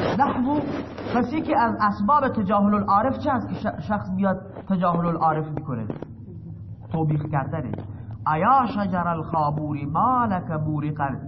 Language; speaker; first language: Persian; non-native, local second language; Baluchi